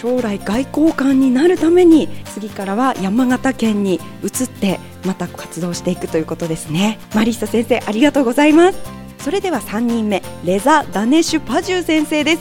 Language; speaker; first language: Japanese; native; Japanese